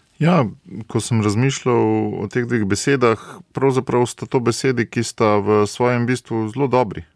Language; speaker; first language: Slovenian; native; Slovenian